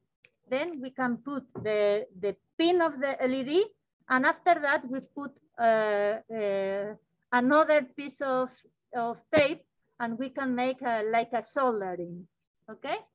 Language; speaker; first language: English; non-native, learner; Spanish